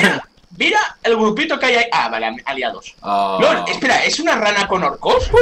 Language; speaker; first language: Spanish; native; Spanish